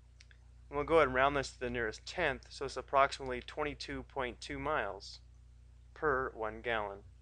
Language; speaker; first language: English; native; English